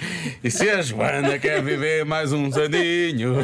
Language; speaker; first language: Portuguese; native; Portuguese